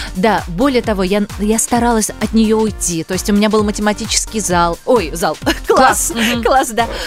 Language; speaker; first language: Russian; early bilingual, other home language; Kurdish